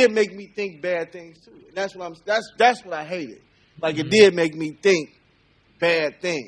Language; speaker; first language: English; native; English